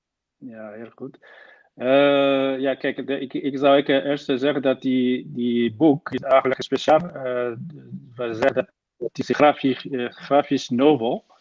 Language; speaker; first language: Dutch; non-native, fluent; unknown